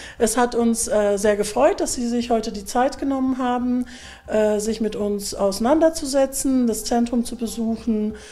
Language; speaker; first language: German; early bilingual, other home language; Turkish